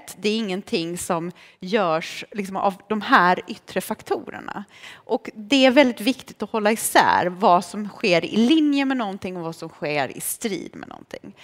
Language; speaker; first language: Swedish; early bilingual, other home language; Romanian